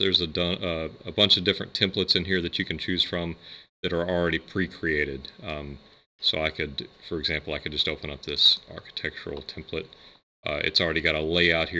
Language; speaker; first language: English; native; English